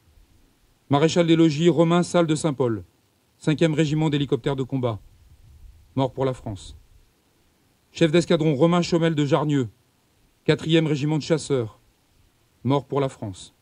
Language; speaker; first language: French; native; French